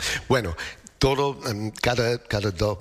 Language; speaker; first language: Spanish; non-native, learner; English